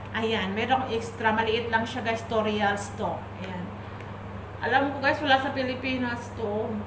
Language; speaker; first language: Filipino; native; Filipino